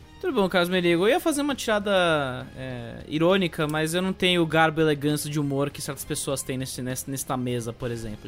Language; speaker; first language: Portuguese; native; Portuguese